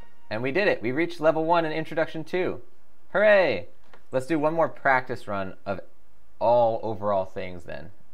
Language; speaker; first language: English; native; English